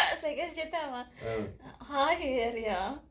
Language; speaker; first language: Turkish; non-native, learner; Indonesian